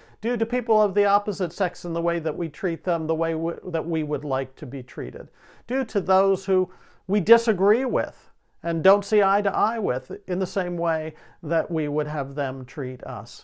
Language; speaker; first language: English; native; English